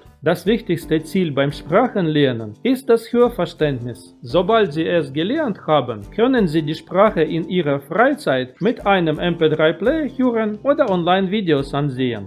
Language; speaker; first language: German; non-native, fluent; Russian